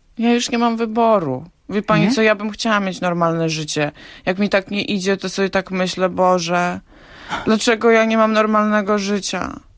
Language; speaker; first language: Polish; native; Polish